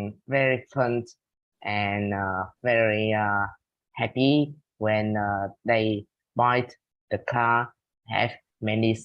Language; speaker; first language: English; non-native, learner; Vietnamese